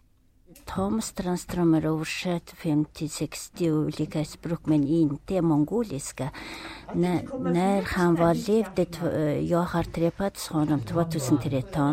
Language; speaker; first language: Swedish; non-native, learner; Mongolian